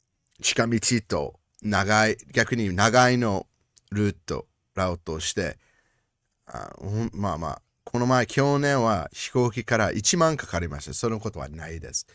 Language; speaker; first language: Japanese; non-native, learner; English